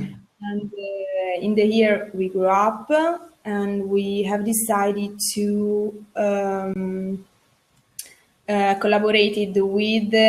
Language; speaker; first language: English; non-native, learner; Italian